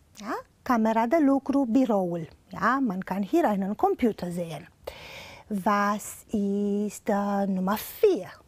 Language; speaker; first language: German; non-native, fluent; Romanian